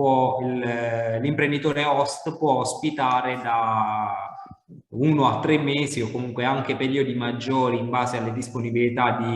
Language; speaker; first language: Italian; native; Italian